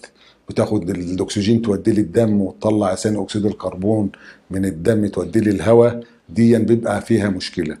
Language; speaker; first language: Arabic; native; Arabic